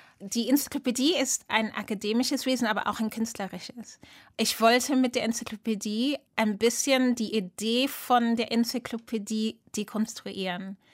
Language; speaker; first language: German; early bilingual, other home language; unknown